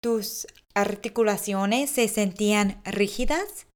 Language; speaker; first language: Spanish; non-native, fluent; English